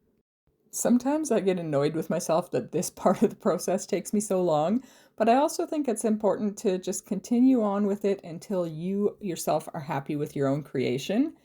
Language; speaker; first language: English; native; English